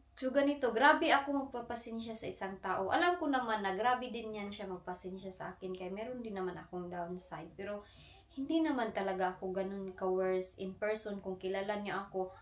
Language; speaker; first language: Filipino; non-native, local second language; Cebuano